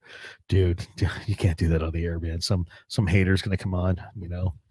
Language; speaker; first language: English; native; English